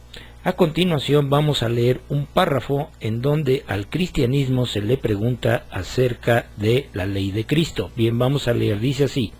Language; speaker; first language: Spanish; native; Spanish